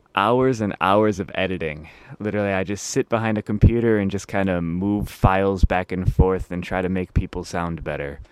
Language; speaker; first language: English; native; English